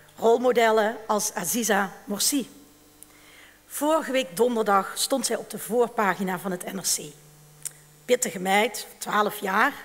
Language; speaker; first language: Dutch; native; Dutch